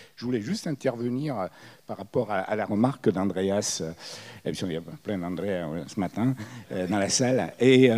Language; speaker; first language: French; early bilingual, other home language; Italian